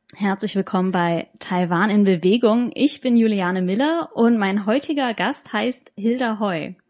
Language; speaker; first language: German; native; German